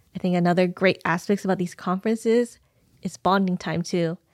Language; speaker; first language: English; native; English